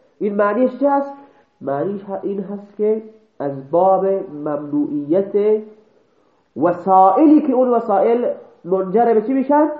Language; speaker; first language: Persian; non-native, local second language; Baluchi